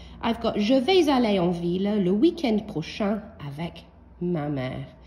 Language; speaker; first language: French; non-native, fluent; English